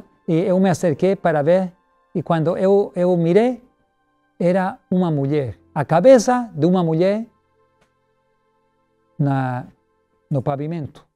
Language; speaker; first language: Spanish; non-native, learner; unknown